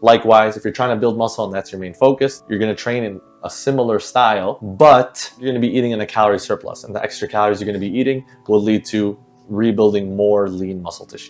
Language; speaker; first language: English; native; English